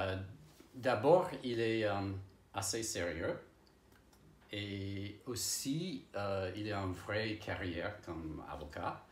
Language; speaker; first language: French; non-native, fluent; English